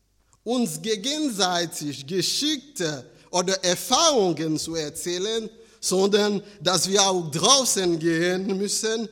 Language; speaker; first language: German; non-native, fluent; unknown